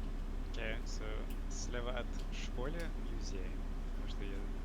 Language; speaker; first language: Russian; non-native, learner; English